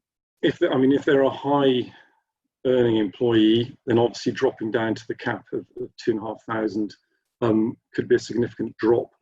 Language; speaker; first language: English; native; English